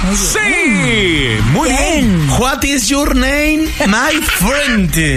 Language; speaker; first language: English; non-native, learner; Spanish